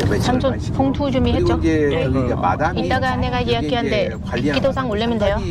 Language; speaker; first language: Korean; non-native, learner; Vietnamese